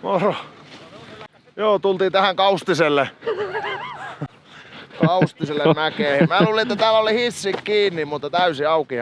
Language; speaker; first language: Finnish; native; Finnish